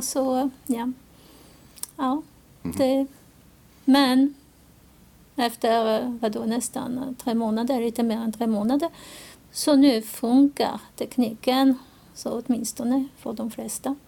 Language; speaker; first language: Swedish; non-native, fluent; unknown